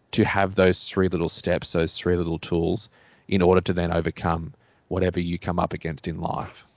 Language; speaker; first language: English; native; English